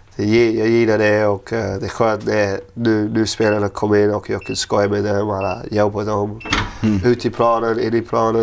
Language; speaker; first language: Swedish; non-native, learner; English